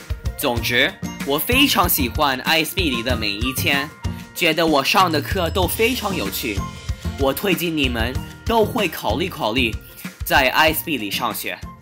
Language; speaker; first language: Chinese; non-native, fluent; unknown